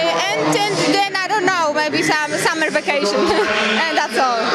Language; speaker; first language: English; non-native, learner; Polish